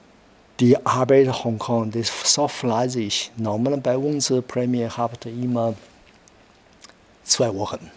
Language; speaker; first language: German; non-native, learner; Chinese